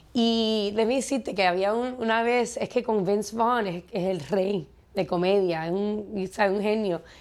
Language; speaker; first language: Spanish; early bilingual, heritage; Spanish